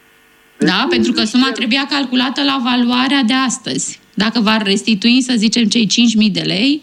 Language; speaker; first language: Romanian; native; Romanian